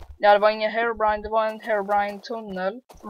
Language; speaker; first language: Swedish; early bilingual, heritage; Swedish